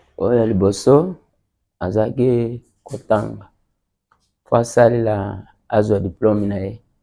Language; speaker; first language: Lingala; native; Lingala